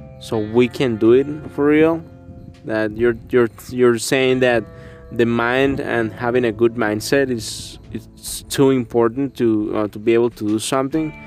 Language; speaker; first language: English; non-native, learner; Spanish